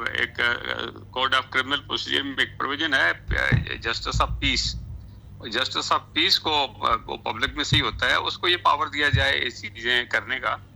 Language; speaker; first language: Urdu; non-native, local second language; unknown